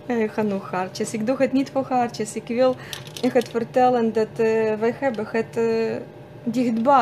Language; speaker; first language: Dutch; non-native, fluent; Russian